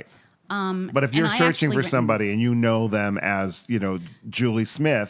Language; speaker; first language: English; native; English